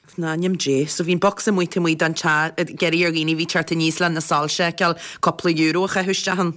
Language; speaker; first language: Irish; native; Irish